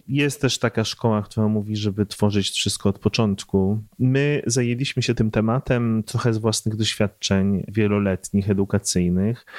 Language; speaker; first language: Polish; native; Polish